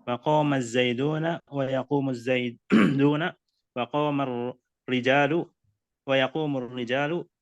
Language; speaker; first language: Arabic; non-native, learner; Indonesian